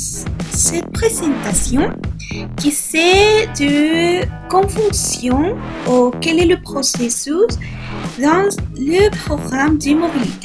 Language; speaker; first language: French; non-native, learner; Spanish